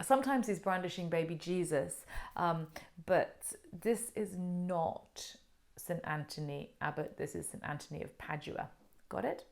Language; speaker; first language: English; native; English